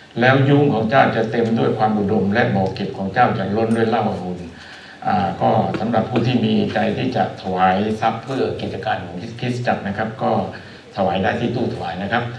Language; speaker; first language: Thai; native; Thai